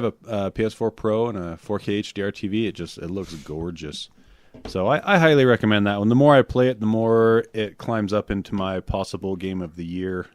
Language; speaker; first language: English; native; English